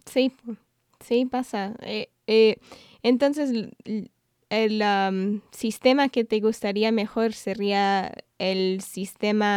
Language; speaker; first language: Spanish; non-native, fluent; English